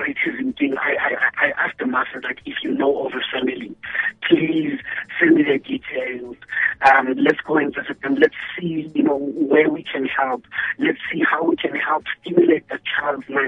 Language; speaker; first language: English; non-native, local second language; Southern Sotho